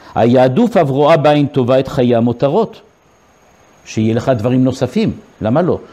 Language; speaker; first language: Hebrew; non-native, fluent; French